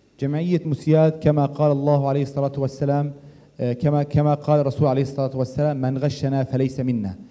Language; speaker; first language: Arabic; non-native, fluent; Turkish